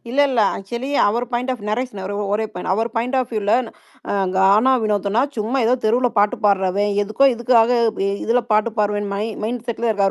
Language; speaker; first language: Tamil; native; Tamil